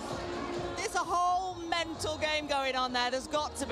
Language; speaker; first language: English; native; English